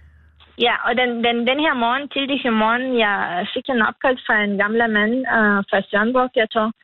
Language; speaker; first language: Danish; non-native, learner; Lithuanian